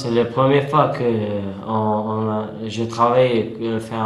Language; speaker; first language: French; non-native, learner; Albanian